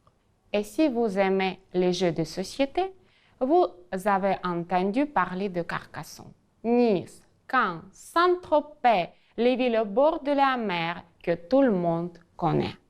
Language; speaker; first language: French; non-native, fluent; Ukrainian